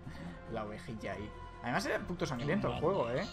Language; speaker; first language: Spanish; native; Spanish